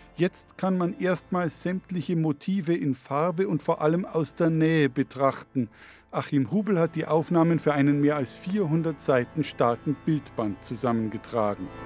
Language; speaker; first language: German; native; German